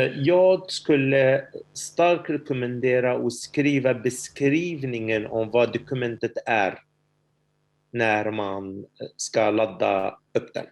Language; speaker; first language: Swedish; non-native, fluent; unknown